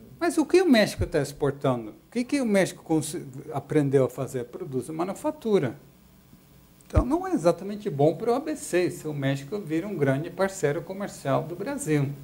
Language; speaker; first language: Portuguese; non-native, fluent; Dutch